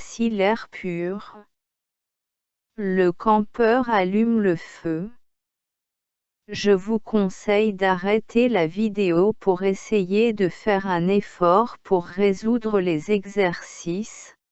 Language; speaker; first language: French; non-native, local second language; Arabic